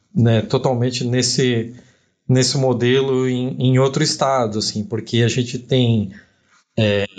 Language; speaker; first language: Portuguese; native; Portuguese